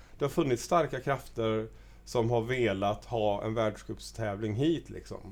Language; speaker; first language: Swedish; native; Swedish